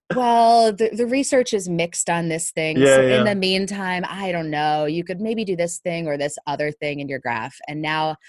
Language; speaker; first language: English; native; English